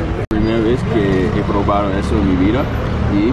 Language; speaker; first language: Spanish; non-native, fluent; English